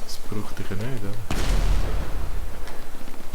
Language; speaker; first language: German; native; German